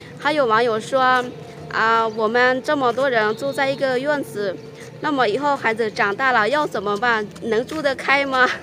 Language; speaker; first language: Chinese; non-native, fluent; Lao